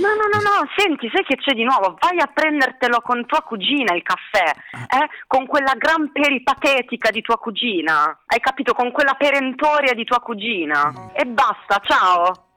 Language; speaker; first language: Italian; native; Italian